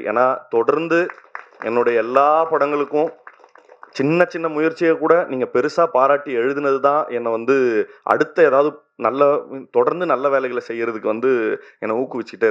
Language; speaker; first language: Tamil; native; Tamil